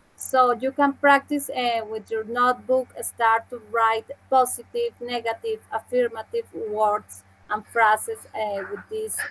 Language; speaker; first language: English; non-native, fluent; Spanish